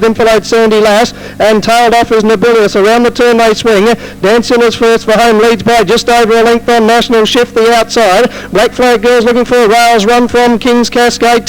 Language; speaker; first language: English; native; English